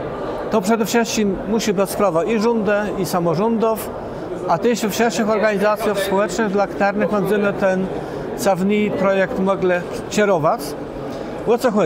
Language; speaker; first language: Polish; non-native, local second language; Kashubian